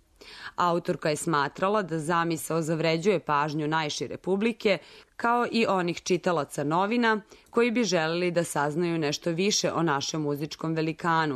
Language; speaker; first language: Serbian; native; Serbian